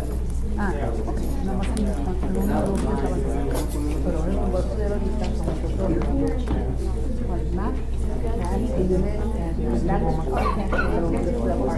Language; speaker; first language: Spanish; non-native, local second language; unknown